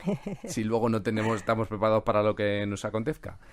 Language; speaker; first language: Spanish; native; Spanish